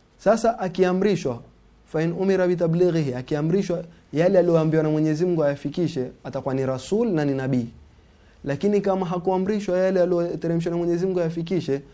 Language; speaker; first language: Swahili; native; Swahili